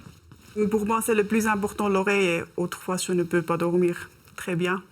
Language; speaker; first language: French; non-native, learner; German